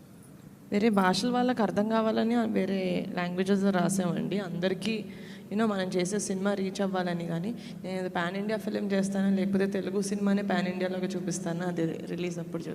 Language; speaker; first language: Telugu; native; Telugu